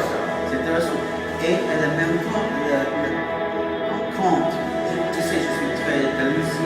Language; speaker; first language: French; non-native, learner; English